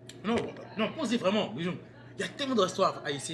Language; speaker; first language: French; native; French